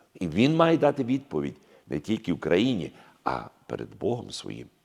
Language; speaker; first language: Ukrainian; early bilingual, heritage; Ukrainian